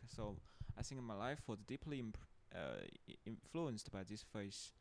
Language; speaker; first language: English; non-native, fluent; Chinese